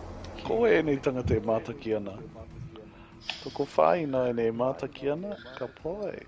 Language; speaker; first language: Māori; non-native, local second language; English